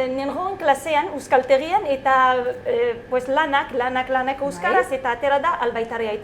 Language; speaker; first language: Basque; non-native, learner; Arabic